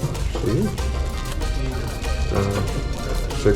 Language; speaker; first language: Spanish; non-native, learner; English